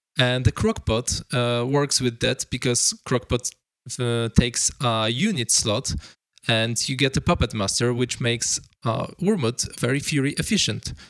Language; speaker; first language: English; non-native, fluent; Polish